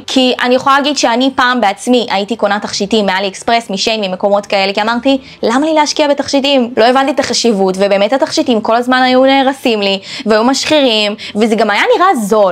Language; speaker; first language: Hebrew; native; Hebrew